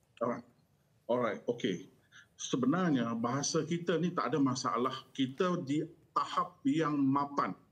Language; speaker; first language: Malay; non-native, local second language; Chinese